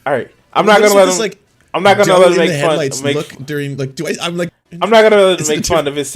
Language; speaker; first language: English; native; English